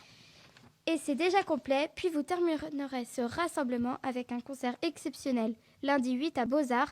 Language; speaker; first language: French; native; French